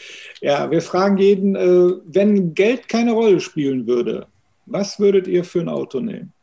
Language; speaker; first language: German; native; German